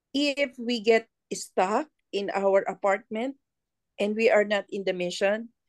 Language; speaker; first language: English; non-native, local second language; Filipino